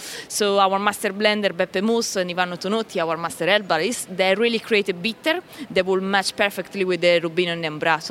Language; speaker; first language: English; non-native, fluent; Italian